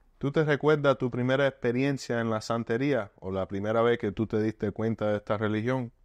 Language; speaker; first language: Spanish; early bilingual, heritage; Spanish